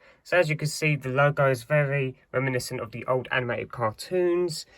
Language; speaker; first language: English; native; English